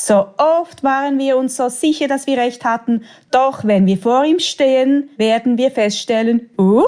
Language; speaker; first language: German; native; German